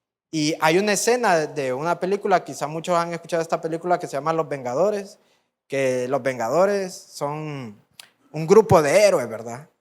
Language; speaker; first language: Spanish; native; Spanish